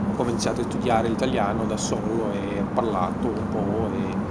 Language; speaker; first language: Italian; non-native, fluent; Portuguese